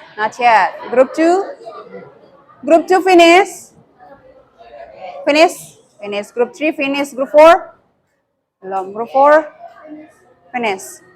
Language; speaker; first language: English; non-native, fluent; Indonesian